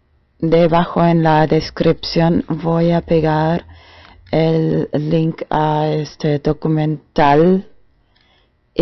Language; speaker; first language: Spanish; non-native, learner; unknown